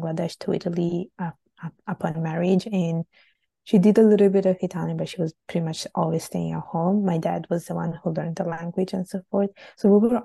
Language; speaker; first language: English; non-native, fluent; Italian